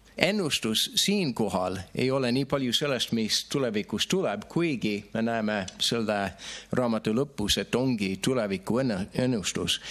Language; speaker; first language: Estonian; non-native, fluent; English